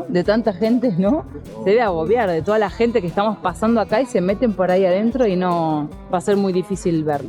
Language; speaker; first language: Spanish; native; Spanish